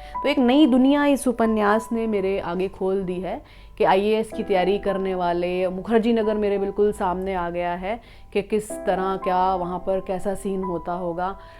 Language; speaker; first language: Hindi; non-native, local second language; Punjabi